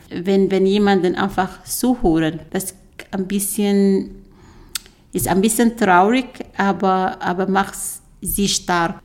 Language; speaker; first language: German; non-native, learner; Arabic